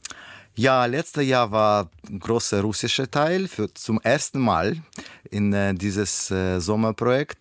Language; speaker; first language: German; non-native, learner; Russian